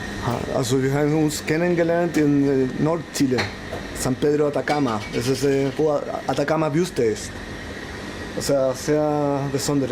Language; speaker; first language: German; non-native, learner; Spanish